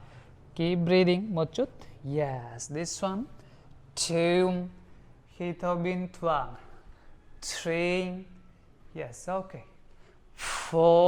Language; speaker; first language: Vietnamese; non-native, learner; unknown